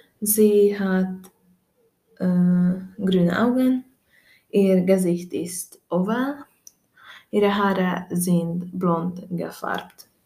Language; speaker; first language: German; non-native, learner; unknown